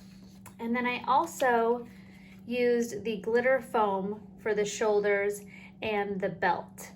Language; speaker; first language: English; native; English